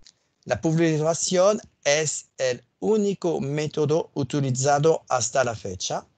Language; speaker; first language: Spanish; non-native, learner; French